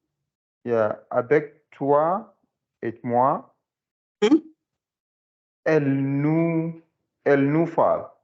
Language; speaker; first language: French; non-native, learner; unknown